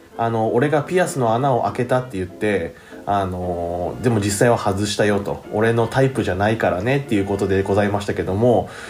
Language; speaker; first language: Japanese; native; Japanese